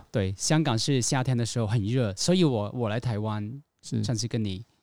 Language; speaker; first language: Chinese; non-native, fluent; Cantonese